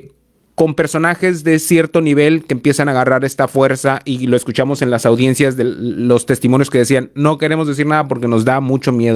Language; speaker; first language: Spanish; native; Spanish